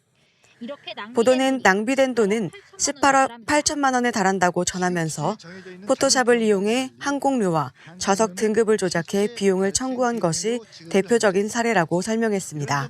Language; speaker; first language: Korean; native; Korean